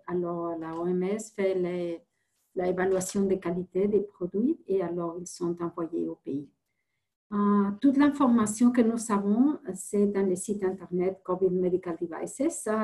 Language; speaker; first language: French; non-native, fluent; Spanish